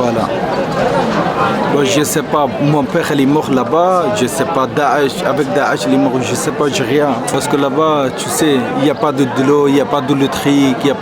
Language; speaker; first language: French; non-native, learner; Kurdish